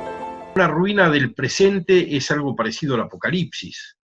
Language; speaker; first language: Spanish; native; Spanish